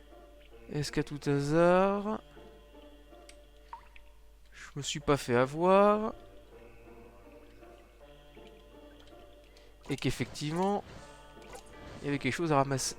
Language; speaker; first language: French; native; French